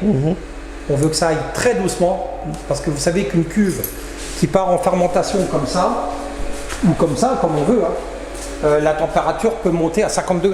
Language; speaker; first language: French; native; French